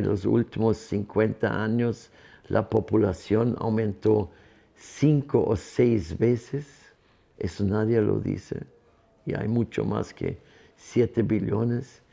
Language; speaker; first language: Spanish; non-native, fluent; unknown